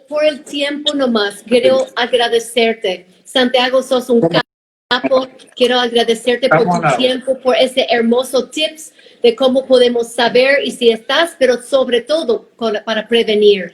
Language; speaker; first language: Spanish; non-native, fluent; English